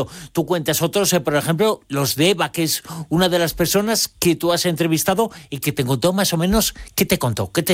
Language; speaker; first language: Spanish; native; Spanish